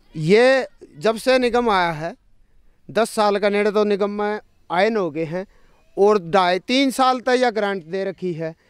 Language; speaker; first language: Hindi; native; Hindi